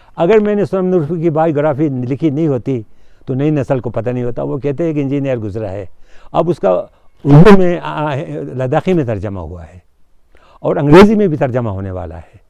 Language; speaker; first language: Urdu; non-native, local second language; Ladakhi